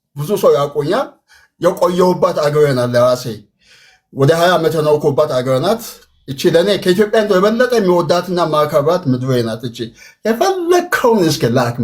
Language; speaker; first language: Amharic; non-native, local second language; Wolaytta